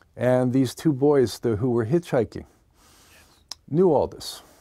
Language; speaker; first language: English; native; English